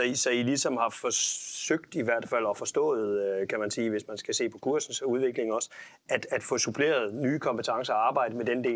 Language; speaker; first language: Danish; native; Danish